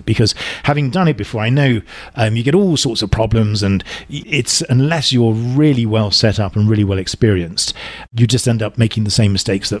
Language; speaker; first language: English; native; English